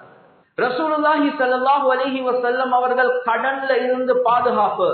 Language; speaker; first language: Tamil; native; Tamil